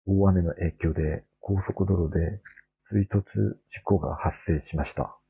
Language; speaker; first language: Japanese; non-native, fluent; Korean